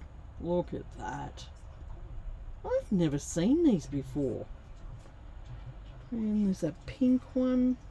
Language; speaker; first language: English; native; English